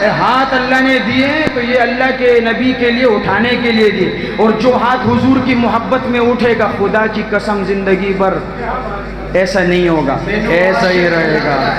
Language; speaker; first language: Urdu; non-native, local second language; Pashto